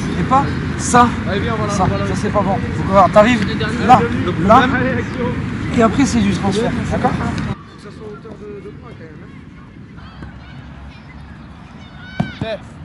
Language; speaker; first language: French; native; French